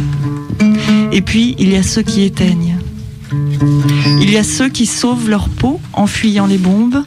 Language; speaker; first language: French; native; French